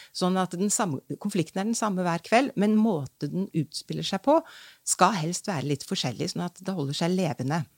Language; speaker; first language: Norwegian; native; Norwegian